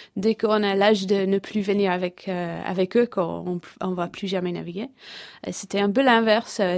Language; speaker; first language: French; non-native, fluent; English